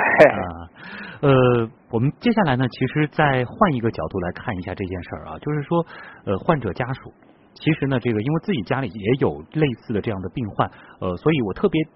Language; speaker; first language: Chinese; native; Chinese